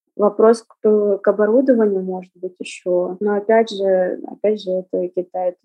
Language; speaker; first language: Russian; native; Russian